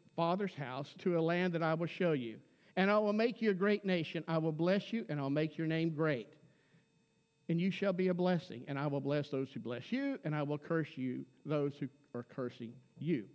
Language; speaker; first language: English; native; English